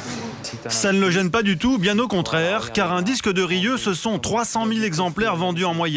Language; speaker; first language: French; native; French